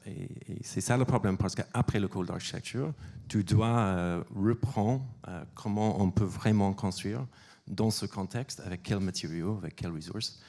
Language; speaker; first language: French; non-native, fluent; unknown